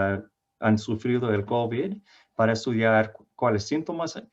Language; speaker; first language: Spanish; non-native, fluent; English